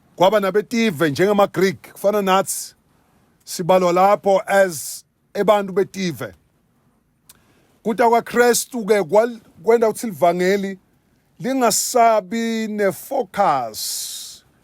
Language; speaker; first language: Zulu; non-native, local second language; Swati